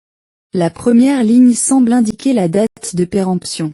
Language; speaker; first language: French; non-native, learner; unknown